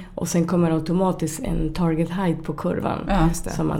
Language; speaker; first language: Swedish; non-native, fluent; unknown